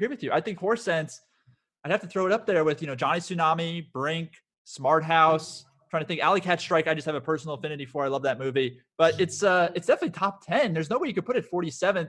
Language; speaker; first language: English; native; English